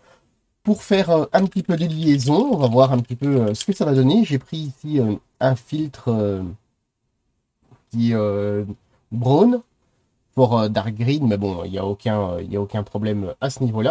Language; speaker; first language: French; native; French